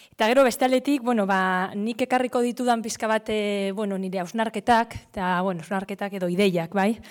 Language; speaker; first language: Basque; non-native, local second language; Spanish